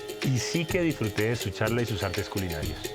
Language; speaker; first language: Spanish; native; Spanish